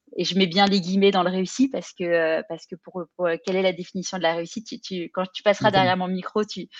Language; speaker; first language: French; native; French